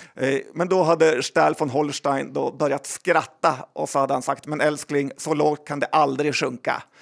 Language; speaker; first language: Swedish; native; Swedish